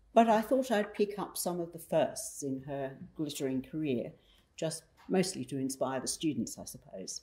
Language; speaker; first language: English; native; English